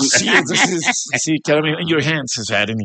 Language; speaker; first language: Spanish; native; Spanish